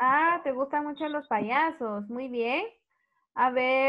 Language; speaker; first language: Spanish; native; Spanish